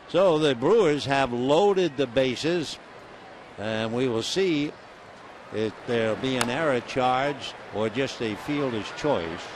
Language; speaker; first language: English; native; English